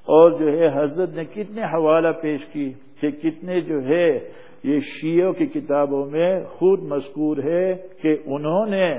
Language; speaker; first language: Urdu; non-native, fluent; English